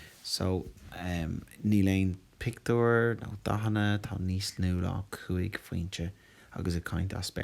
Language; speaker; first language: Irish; non-native, local second language; English